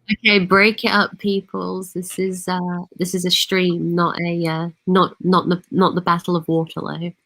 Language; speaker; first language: English; native; English